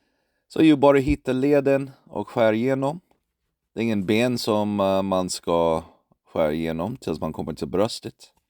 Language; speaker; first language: Swedish; non-native, fluent; English